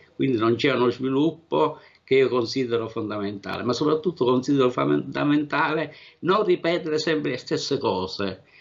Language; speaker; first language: Italian; native; Italian